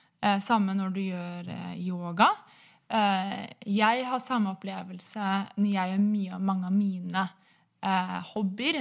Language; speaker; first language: Norwegian; native; Norwegian